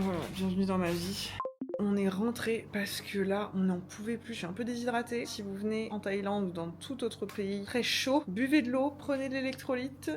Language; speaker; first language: French; native; French